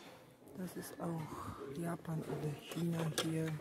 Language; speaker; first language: German; non-native, fluent; Russian